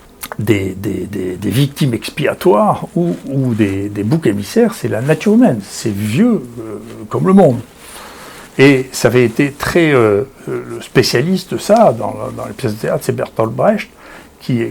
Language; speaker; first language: French; native; French